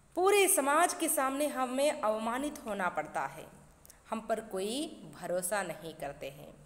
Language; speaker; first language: Hindi; non-native, local second language; Kannada